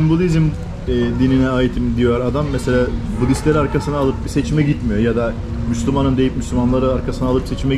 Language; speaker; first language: Turkish; native; Turkish